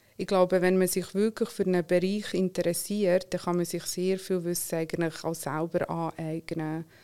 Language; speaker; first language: German; early bilingual, other home language; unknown